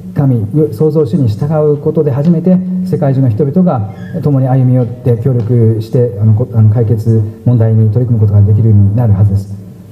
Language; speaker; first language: Japanese; native; Japanese